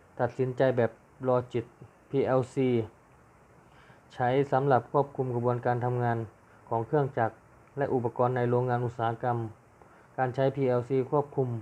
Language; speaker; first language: Thai; native; Thai